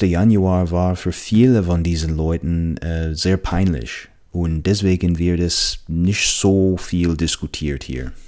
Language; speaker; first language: German; non-native, fluent; English